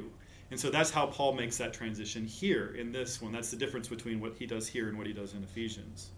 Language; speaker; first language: English; native; English